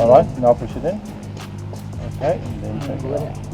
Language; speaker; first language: English; native; English